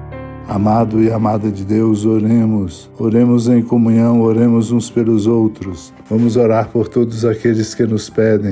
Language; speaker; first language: Portuguese; native; Portuguese